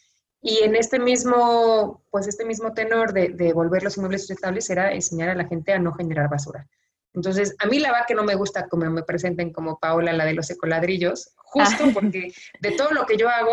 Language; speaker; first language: Spanish; native; Spanish